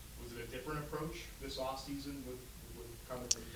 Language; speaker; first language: English; native; English